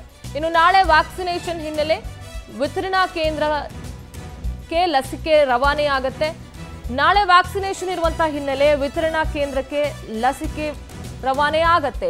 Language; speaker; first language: Kannada; native; Kannada